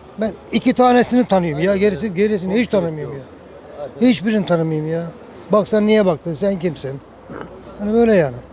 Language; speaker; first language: Turkish; native; Turkish